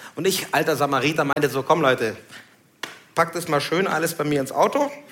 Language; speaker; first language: German; early bilingual, other home language; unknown